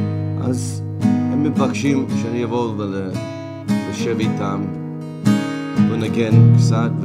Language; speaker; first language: Hebrew; non-native, fluent; English